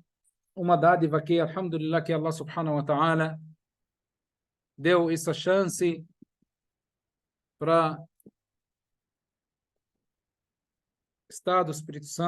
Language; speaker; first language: Portuguese; non-native, fluent; Arabic